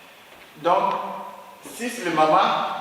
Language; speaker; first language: French; non-native, learner; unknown